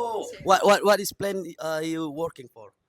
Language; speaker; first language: English; non-native, learner; Indonesian